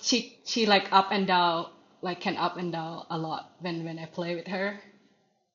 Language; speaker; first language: English; non-native, learner; Thai